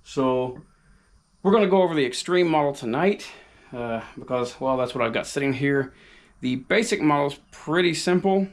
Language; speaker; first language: English; native; English